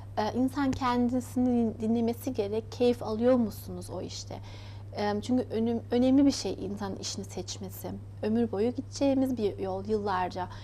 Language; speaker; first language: Turkish; early bilingual, heritage; Turkish